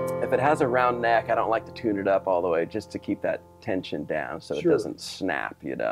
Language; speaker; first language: English; native; English